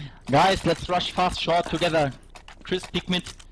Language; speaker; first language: English; non-native, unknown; German